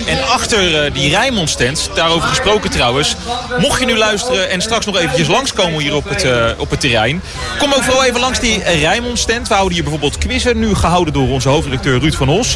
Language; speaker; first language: Dutch; native; Dutch